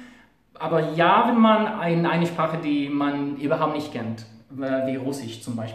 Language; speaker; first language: German; non-native, fluent; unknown